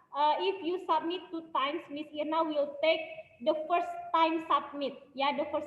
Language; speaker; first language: English; non-native, learner; Indonesian